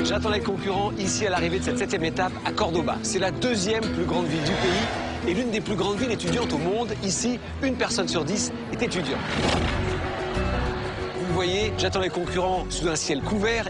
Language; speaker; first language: French; native; French